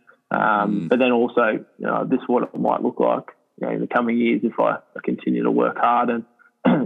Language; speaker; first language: English; native; English